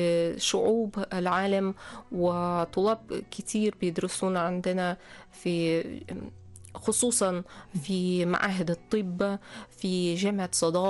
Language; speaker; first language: Arabic; non-native, fluent; Russian